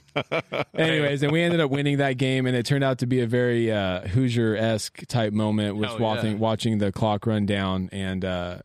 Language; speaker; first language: English; native; English